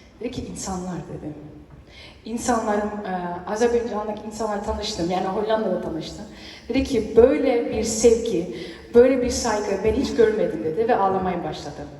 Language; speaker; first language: Turkish; early bilingual, heritage; Turkish